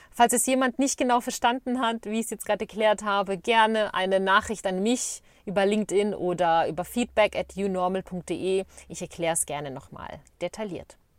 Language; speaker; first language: German; early bilingual, other home language; Bosnian